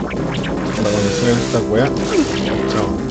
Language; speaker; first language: Spanish; native; Spanish